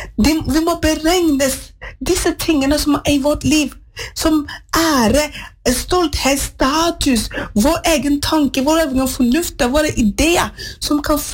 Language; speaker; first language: Norwegian; non-native, fluent; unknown